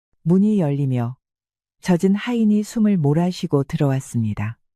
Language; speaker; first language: Korean; native; Korean